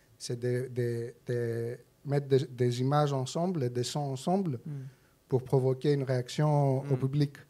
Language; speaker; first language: French; non-native, fluent; Greek